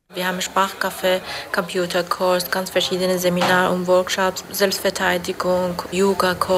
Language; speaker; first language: German; non-native, fluent; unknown